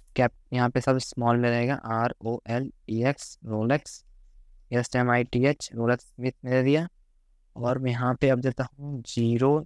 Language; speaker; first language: Hindi; native; Hindi